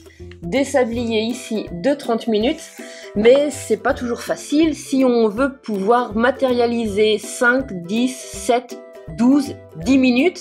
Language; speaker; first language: French; native; French